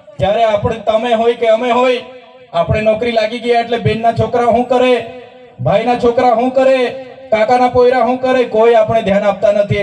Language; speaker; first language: Gujarati; non-native, local second language; Vasavi